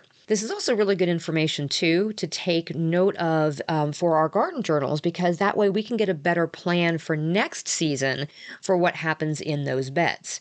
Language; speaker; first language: English; native; English